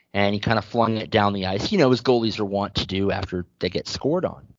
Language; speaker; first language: English; native; English